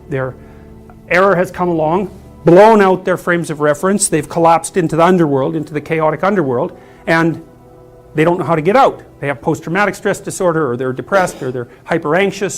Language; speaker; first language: English; native; English